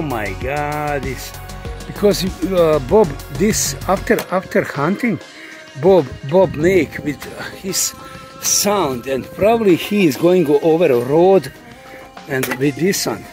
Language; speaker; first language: English; non-native, learner; Croatian